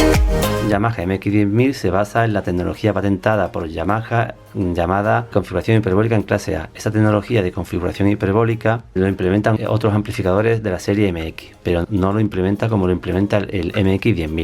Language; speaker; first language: Spanish; native; Spanish